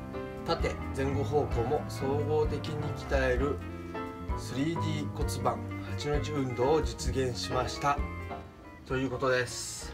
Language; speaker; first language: Japanese; native; Japanese